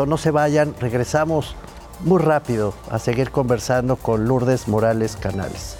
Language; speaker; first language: Spanish; native; Spanish